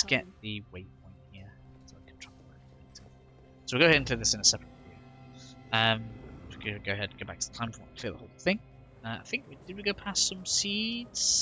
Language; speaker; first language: English; native; English